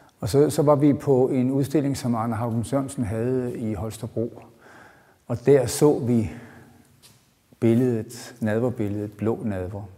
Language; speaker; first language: Danish; native; Danish